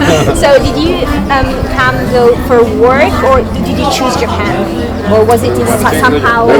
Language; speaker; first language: English; non-native, fluent; Italian